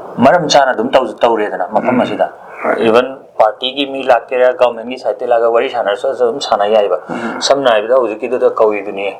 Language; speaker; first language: Manipuri; native; Manipuri